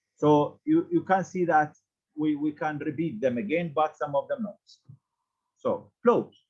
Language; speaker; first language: English; non-native, fluent; Arabic